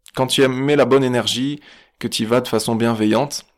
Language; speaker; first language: French; native; French